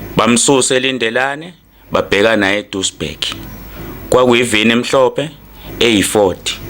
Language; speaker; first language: Zulu; native; Zulu